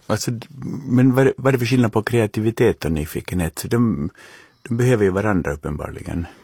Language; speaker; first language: Swedish; native; Swedish